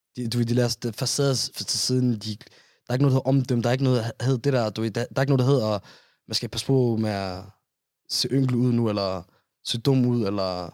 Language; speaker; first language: Danish; early bilingual, other home language; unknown